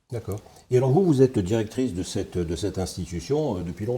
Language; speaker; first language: French; native; French